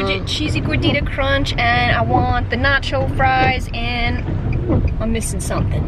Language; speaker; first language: English; native; English